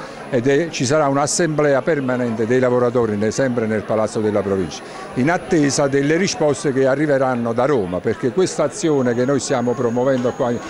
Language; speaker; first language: Italian; native; Italian